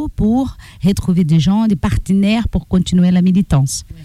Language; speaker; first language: French; non-native, learner; Portuguese